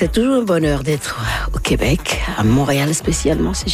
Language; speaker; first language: French; non-native, local second language; Fon